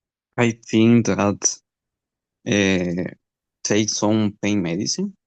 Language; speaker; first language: English; non-native, learner; Spanish